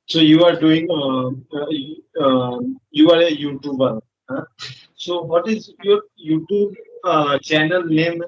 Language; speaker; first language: English; non-native, learner; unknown